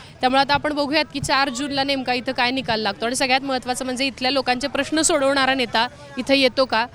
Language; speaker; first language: Marathi; native; Marathi